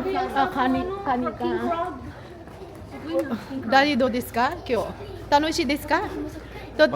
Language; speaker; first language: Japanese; non-native, learner; Filipino